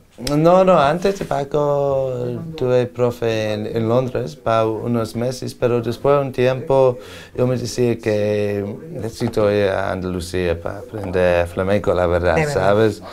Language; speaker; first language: Spanish; non-native, learner; English